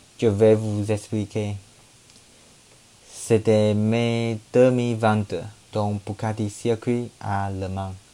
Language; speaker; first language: French; non-native, learner; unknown